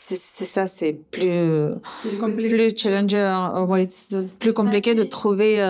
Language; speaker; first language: French; non-native, fluent; Russian